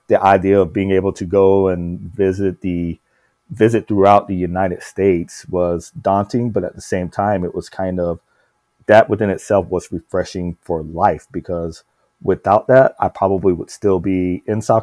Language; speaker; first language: English; native; English